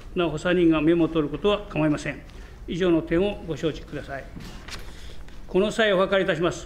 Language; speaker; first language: Japanese; native; Japanese